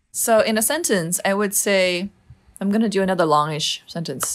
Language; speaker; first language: English; native; English